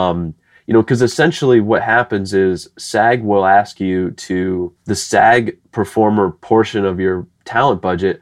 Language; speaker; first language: English; native; English